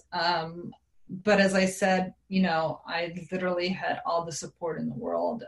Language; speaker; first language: English; non-native, fluent; Serbian